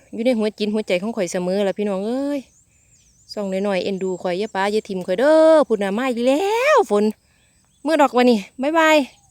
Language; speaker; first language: Thai; native; Thai